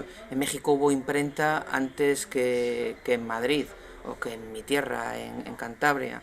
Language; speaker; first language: Spanish; native; Spanish